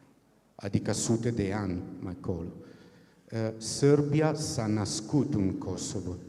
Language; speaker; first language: Romanian; non-native, fluent; Italian